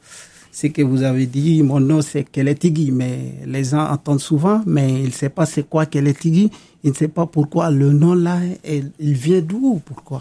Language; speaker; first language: French; non-native, local second language; Bambara